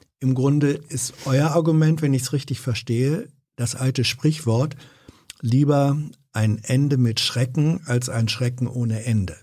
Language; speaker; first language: German; native; German